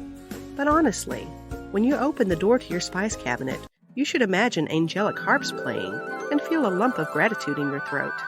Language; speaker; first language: English; native; English